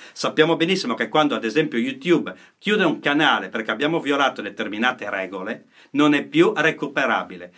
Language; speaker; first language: Italian; native; Italian